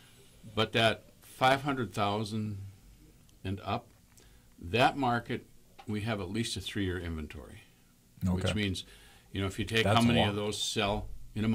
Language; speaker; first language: English; native; English